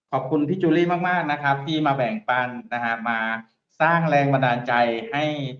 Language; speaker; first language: Thai; native; Thai